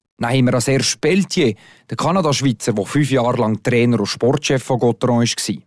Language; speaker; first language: German; native; German